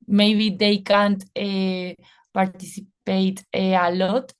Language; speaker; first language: English; non-native, fluent; Spanish